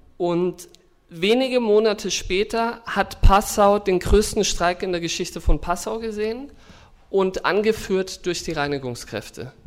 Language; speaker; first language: German; native; German